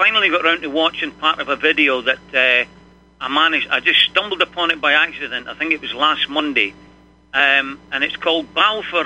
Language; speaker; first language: English; native; English